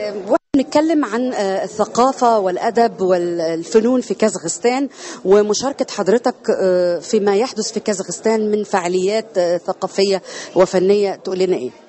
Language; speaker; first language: Arabic; native; Arabic